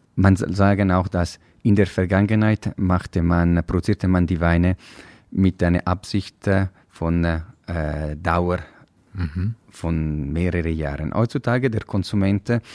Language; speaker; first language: German; non-native, local second language; Italian